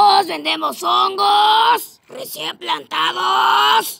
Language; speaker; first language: Spanish; native; Spanish